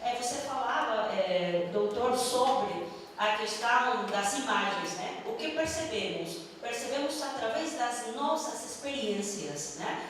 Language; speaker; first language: Portuguese; non-native, fluent; Spanish